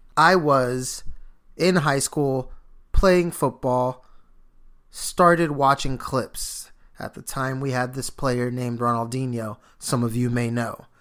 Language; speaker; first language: English; early bilingual, other home language; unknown